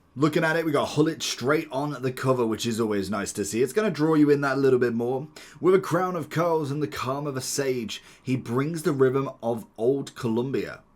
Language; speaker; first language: English; native; English